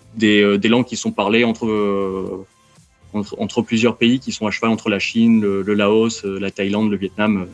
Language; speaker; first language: French; native; French